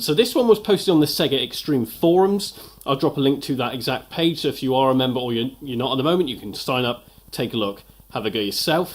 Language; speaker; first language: English; native; English